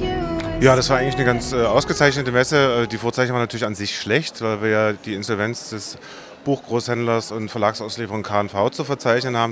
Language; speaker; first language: German; native; German